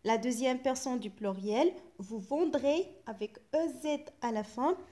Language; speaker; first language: French; non-native, local second language; Arabic